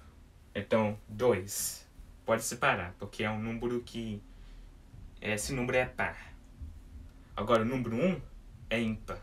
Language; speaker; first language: Portuguese; early bilingual, heritage; English